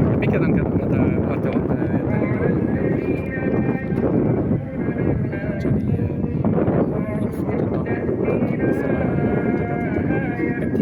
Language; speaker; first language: Indonesian; non-native, fluent; French